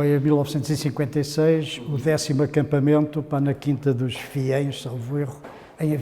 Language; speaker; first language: Portuguese; native; Portuguese